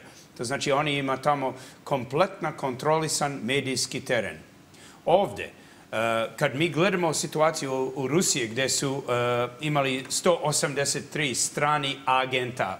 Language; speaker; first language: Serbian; early bilingual, heritage; English